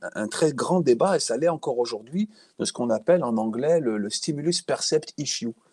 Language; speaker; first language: French; native; French